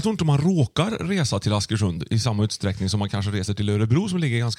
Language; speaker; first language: Swedish; native; Swedish